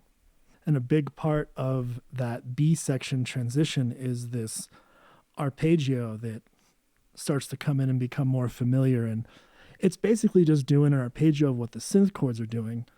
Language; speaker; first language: English; native; English